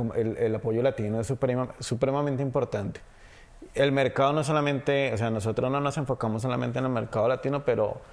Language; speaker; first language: Spanish; native; Spanish